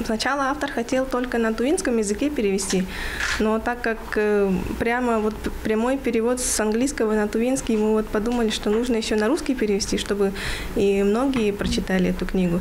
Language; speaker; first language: Russian; non-native, local second language; Tuvinian